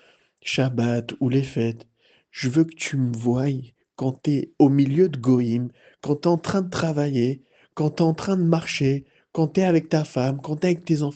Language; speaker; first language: French; native; French